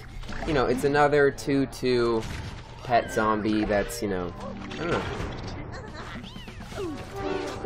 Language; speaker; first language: English; native; English